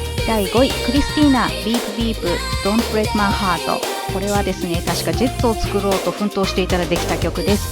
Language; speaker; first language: Japanese; native; Japanese